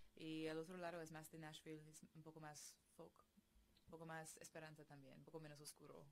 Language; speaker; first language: Spanish; non-native, fluent; English